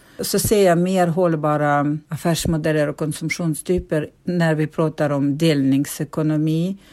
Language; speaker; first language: Swedish; non-native, fluent; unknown